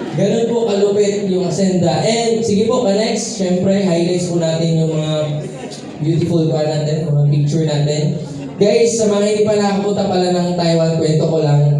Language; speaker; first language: Filipino; non-native, local second language; Cebuano